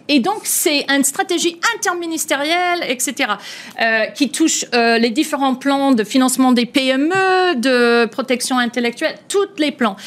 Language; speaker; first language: French; non-native, fluent; English